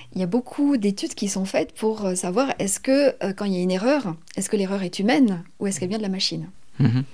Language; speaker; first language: French; native; French